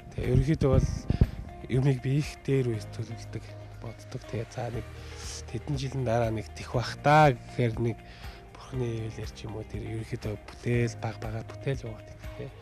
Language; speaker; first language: Mongolian; early bilingual, heritage; Mongolian